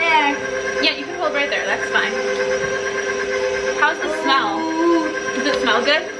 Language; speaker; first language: English; native; English